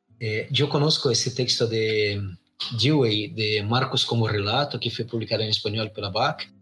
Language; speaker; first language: Spanish; non-native, fluent; Portuguese